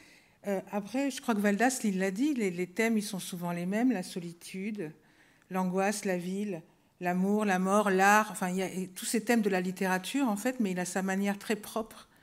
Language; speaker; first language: French; native; French